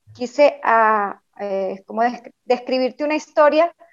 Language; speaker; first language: Spanish; native; Spanish